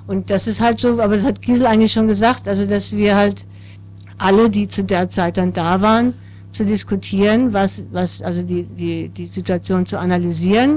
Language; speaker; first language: German; native; German